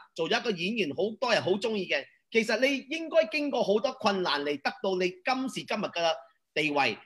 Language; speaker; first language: Cantonese; early bilingual, heritage; Cantonese